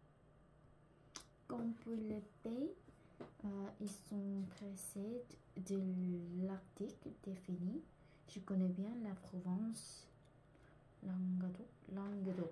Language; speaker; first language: French; non-native, learner; Korean